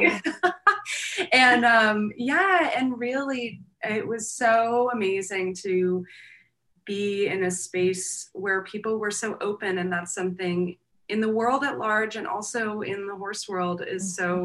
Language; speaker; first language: English; native; English